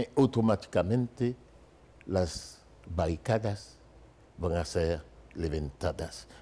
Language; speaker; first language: Spanish; non-native, fluent; Haitian Creole